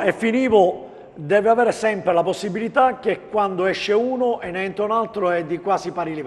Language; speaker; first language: Italian; native; Italian